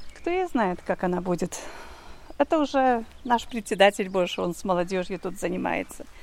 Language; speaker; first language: Russian; non-native, local second language; Polish